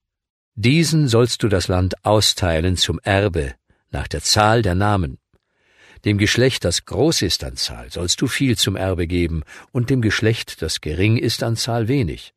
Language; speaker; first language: German; native; German